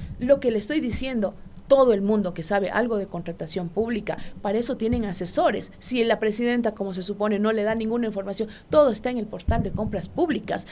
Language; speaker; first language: Spanish; non-native, local second language; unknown